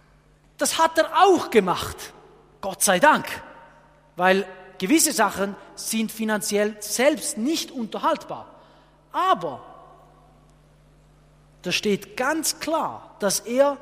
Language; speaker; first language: German; non-native, fluent; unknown